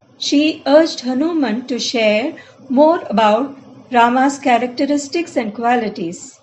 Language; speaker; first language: English; non-native, local second language; Tamil